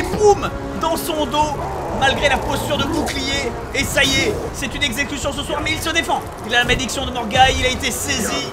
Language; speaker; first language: French; native; French